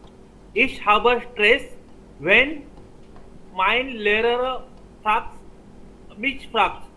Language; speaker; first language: German; non-native, learner; Hindi